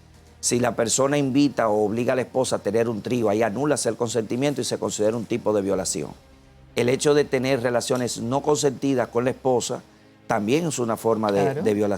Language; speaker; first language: Spanish; native; Spanish